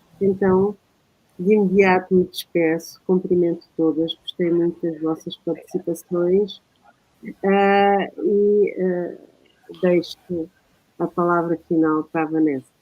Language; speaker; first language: Portuguese; native; Portuguese